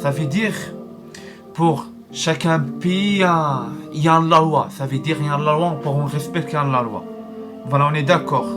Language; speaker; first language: French; non-native, learner; Arabic